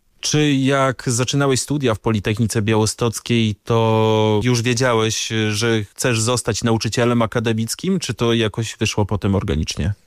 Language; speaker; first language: Polish; native; Polish